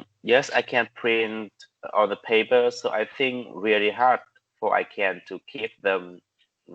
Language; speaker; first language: English; non-native, learner; Vietnamese